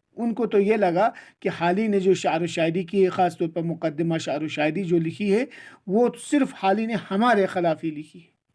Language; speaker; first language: Urdu; non-native, local second language; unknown